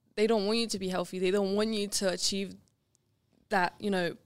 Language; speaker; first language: English; non-native, fluent; Lithuanian